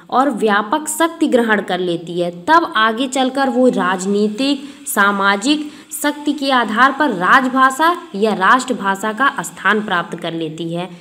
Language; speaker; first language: Hindi; native; Hindi